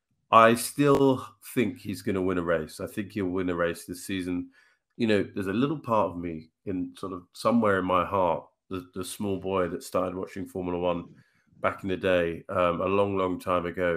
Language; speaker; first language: English; native; English